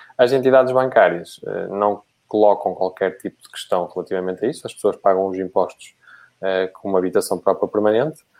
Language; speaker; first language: Portuguese; native; Portuguese